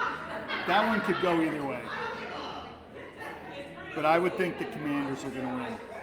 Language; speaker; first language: English; native; English